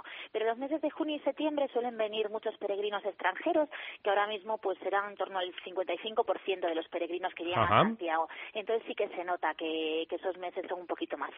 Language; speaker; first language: Spanish; native; Spanish